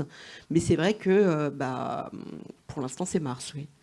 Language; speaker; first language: French; native; French